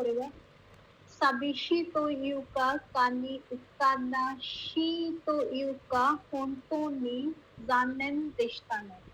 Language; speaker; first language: Japanese; non-native, learner; Hindi